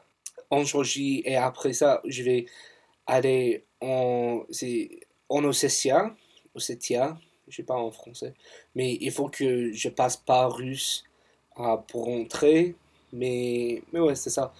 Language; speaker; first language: French; non-native, fluent; English